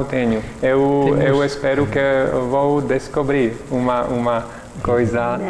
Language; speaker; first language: Portuguese; non-native, learner; Czech